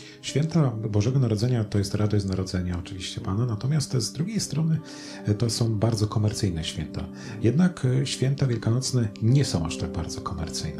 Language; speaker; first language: Polish; native; Polish